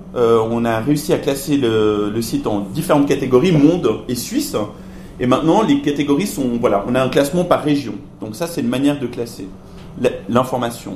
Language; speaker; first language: French; native; French